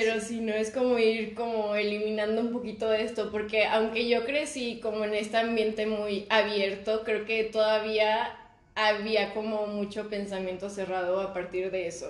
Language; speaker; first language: Spanish; native; Spanish